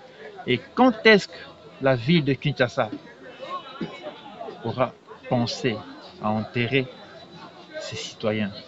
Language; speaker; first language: French; non-native, local second language; Lingala